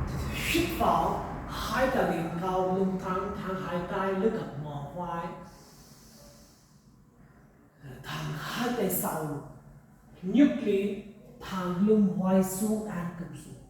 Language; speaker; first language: Vietnamese; non-native, learner; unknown